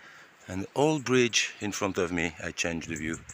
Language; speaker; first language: English; non-native, learner; French